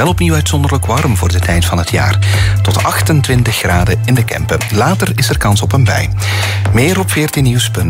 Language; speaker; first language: Dutch; native; Dutch